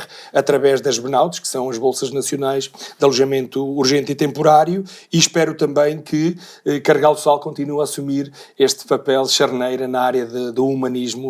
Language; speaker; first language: Portuguese; native; Portuguese